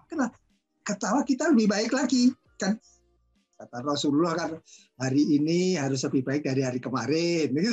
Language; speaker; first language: Indonesian; non-native, local second language; Javanese